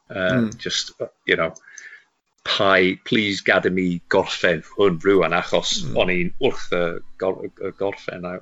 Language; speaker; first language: Welsh; non-native, local second language; English